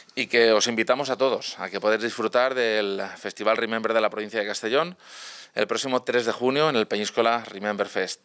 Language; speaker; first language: Spanish; non-native, local second language; Catalan